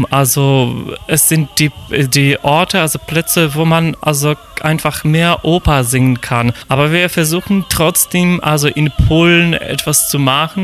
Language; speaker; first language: German; non-native, fluent; Polish